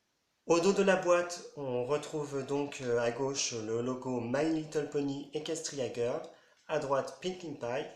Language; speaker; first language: French; native; French